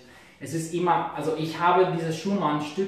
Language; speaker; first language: German; non-native, fluent; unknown